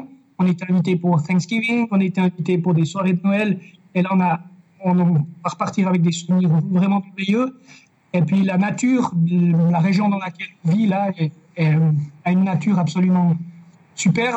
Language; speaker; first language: French; native; French